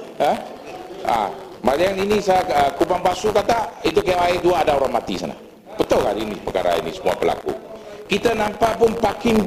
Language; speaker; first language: Malay; native; Malay